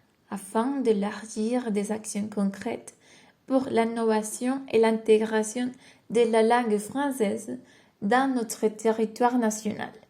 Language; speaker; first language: French; non-native, learner; Spanish